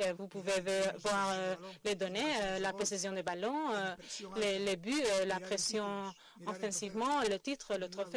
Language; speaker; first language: French; non-native, fluent; Spanish